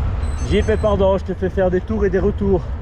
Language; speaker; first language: French; native; French